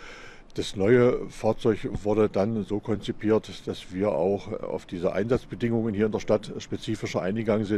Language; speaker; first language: German; native; German